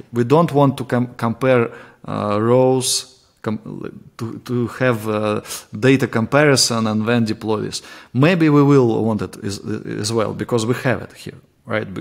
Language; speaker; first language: English; non-native, fluent; Russian